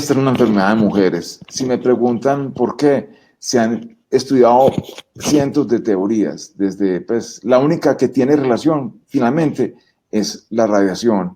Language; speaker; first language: Spanish; native; Spanish